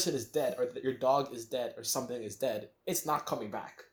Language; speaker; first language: English; native; English